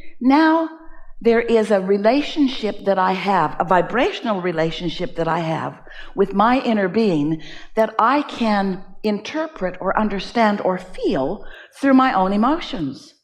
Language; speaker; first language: English; native; English